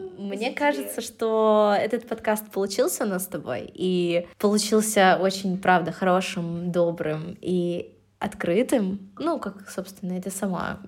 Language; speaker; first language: Russian; native; Russian